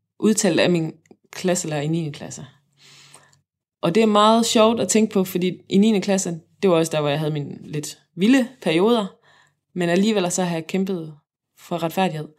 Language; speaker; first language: Danish; native; Danish